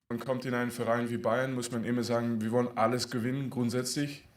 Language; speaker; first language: German; non-native, fluent; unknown